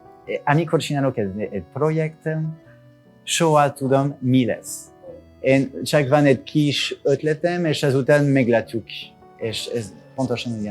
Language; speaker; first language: Hungarian; non-native, learner; French